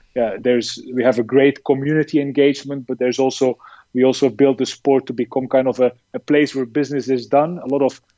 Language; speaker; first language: English; non-native, fluent; Dutch